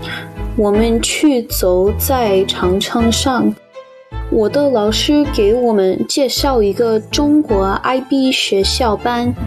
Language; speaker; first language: Chinese; non-native, learner; English